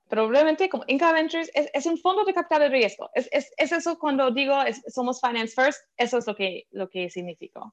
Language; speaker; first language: Spanish; non-native, fluent; English